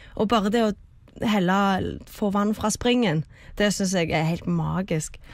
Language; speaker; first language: Norwegian; native; Norwegian